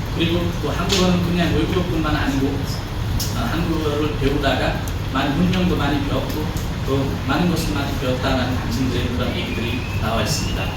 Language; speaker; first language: Korean; non-native, fluent; Nepali